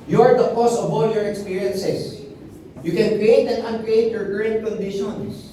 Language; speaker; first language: English; non-native, local second language; Filipino